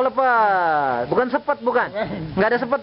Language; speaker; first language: Indonesian; native; Indonesian